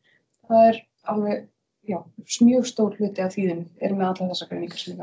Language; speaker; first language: Icelandic; native; Icelandic